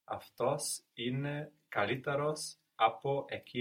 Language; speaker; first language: Greek; non-native, learner; English